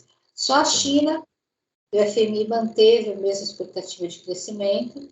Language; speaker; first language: Portuguese; native; Portuguese